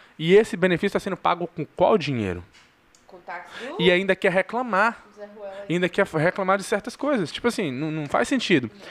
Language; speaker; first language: Portuguese; early bilingual, heritage; Portuguese